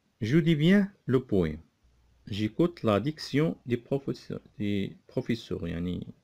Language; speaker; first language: French; non-native, local second language; Arabic